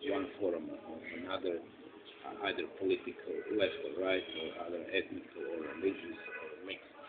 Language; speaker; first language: English; non-native, fluent; Croatian